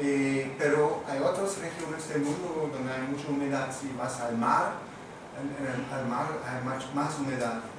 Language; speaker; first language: Spanish; non-native, fluent; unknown